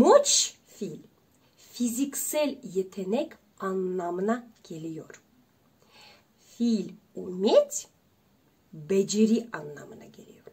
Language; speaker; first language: Turkish; non-native, learner; Russian